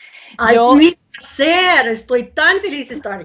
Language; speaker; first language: Spanish; non-native, fluent; English